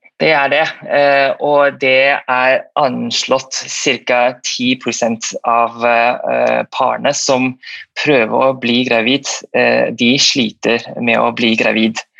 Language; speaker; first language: Norwegian; non-native, fluent; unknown